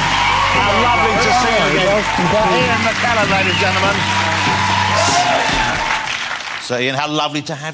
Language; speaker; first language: English; native; English